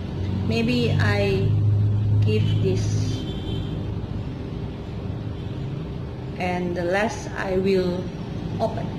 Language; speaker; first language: English; non-native, learner; Indonesian